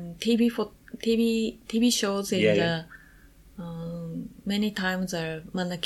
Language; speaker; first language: English; non-native, learner; Japanese